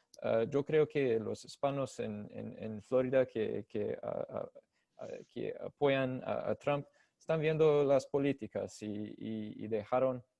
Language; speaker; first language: Spanish; non-native, fluent; English